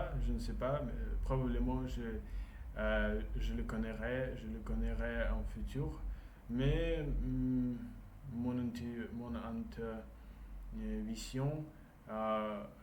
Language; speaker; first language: French; non-native, learner; Russian